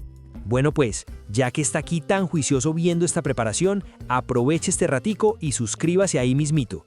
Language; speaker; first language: Spanish; native; Spanish